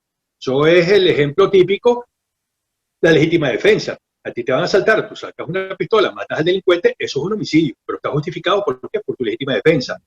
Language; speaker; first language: Spanish; native; Spanish